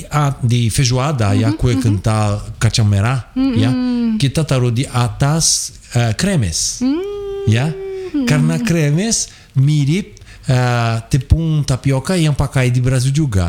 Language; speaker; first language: Indonesian; non-native, fluent; Portuguese